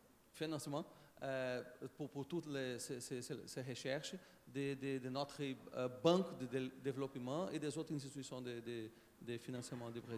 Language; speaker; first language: French; non-native, learner; Portuguese